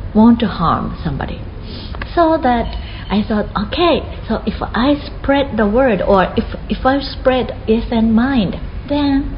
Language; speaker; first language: English; non-native, fluent; Japanese